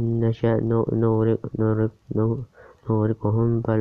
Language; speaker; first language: Arabic; non-native, learner; Indonesian